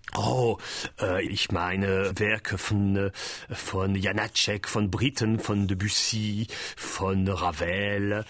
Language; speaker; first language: German; non-native, learner; French